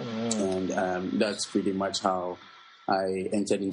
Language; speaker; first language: English; non-native, local second language; Akan